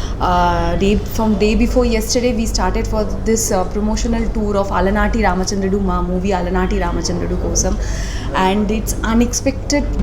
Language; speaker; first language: English; non-native, local second language; Bangla